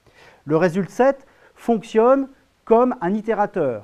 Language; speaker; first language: French; native; French